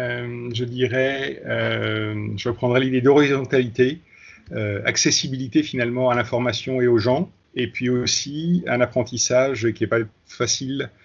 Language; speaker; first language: French; native; French